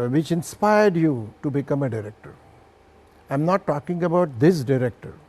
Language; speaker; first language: English; non-native, local second language; Marathi